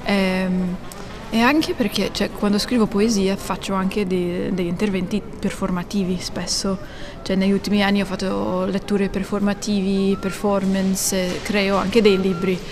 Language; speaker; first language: Italian; non-native, fluent; English